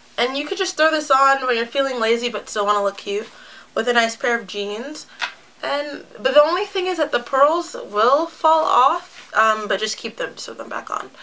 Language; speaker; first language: English; native; English